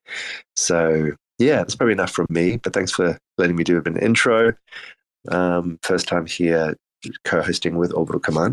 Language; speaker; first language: English; native; English